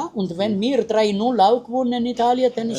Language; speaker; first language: German; non-native, learner; Italian